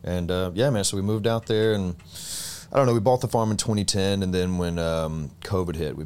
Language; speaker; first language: English; native; English